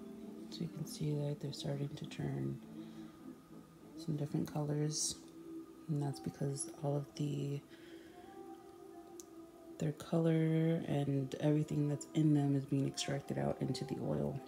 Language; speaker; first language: English; native; English